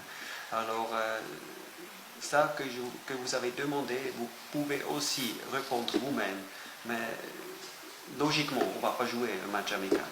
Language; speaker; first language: French; non-native, fluent; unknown